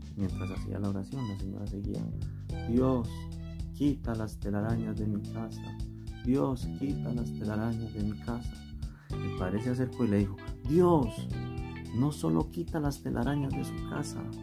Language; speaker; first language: Spanish; native; Spanish